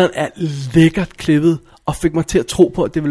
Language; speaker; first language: Danish; native; Danish